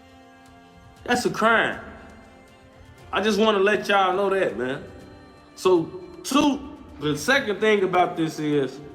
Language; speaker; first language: English; native; English